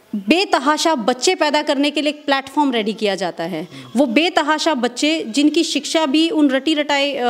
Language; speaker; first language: Hindi; native; Hindi